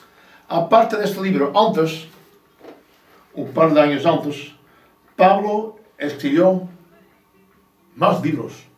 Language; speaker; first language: Spanish; non-native, fluent; English